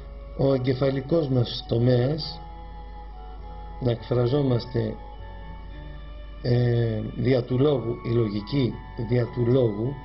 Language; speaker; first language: Greek; native; Greek